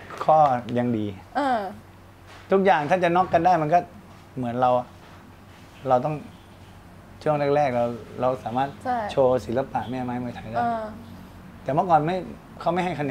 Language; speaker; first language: Thai; native; Thai